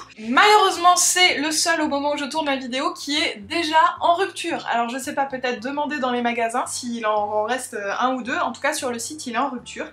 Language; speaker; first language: French; native; French